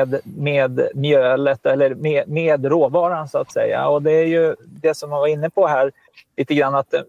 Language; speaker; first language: Swedish; native; Swedish